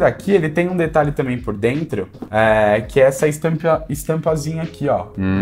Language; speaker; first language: Portuguese; native; Portuguese